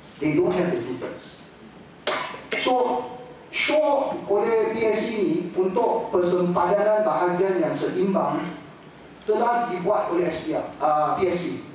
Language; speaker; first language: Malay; non-native, local second language; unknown